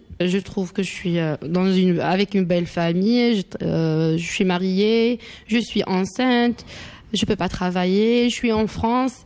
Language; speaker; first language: French; non-native, local second language; Arabic